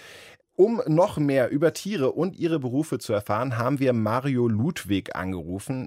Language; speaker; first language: German; native; German